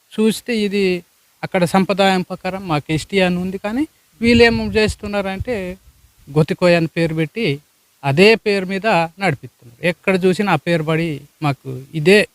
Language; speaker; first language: Telugu; non-native, local second language; Koya